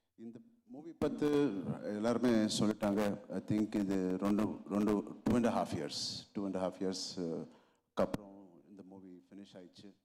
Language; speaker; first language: Tamil; non-native, local second language; Telugu